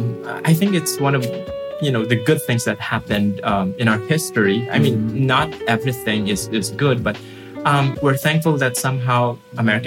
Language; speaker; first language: English; non-native, local second language; Filipino